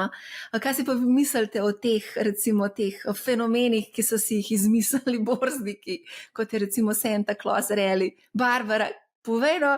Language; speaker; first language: Slovenian; native; Slovenian